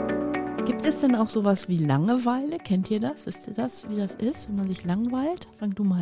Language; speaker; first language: German; native; German